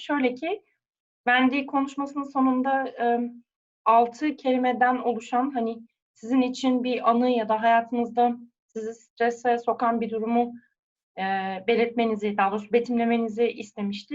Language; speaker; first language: Turkish; native; Turkish